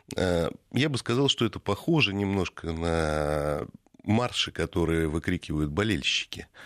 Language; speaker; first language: Russian; native; Russian